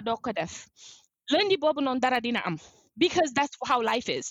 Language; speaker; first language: English; non-native, fluent; Wolof